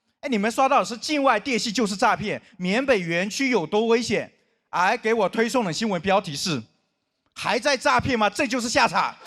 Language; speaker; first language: Chinese; non-native, local second language; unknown